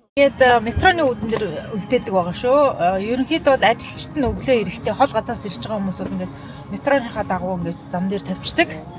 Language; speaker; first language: Mongolian; native; Mongolian